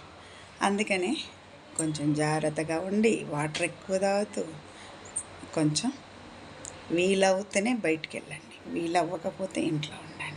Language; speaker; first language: Telugu; native; Telugu